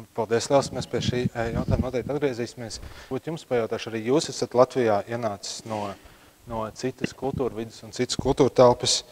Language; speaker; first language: Latvian; native; Latvian